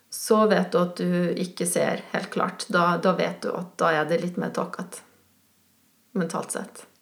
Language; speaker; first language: Norwegian; non-native, fluent; Swiss German